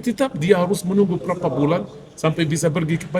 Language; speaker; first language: Indonesian; non-native, fluent; Arabic